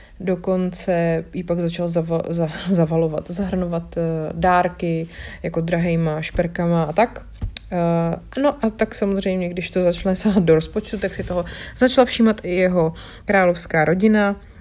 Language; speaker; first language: Czech; native; Czech